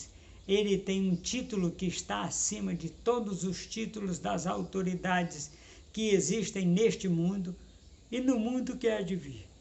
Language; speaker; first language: Portuguese; native; Portuguese